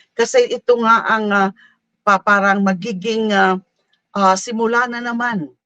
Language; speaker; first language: Filipino; non-native, local second language; Bikol